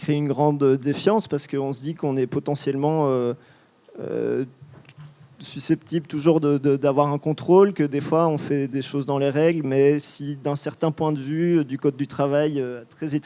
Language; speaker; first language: French; native; French